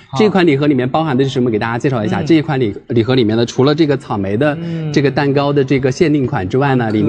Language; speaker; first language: Chinese; native; Chinese